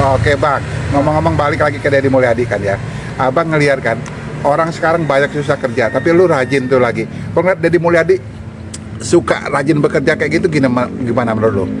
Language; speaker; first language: Indonesian; native; Indonesian